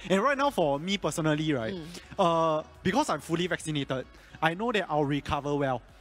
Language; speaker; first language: English; non-native, local second language; Chinese